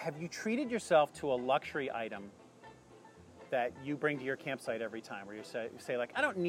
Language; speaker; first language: English; native; English